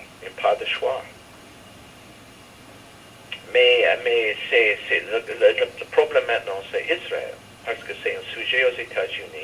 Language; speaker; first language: French; non-native, fluent; English